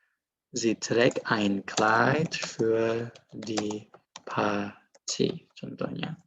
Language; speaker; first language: German; non-native, fluent; Indonesian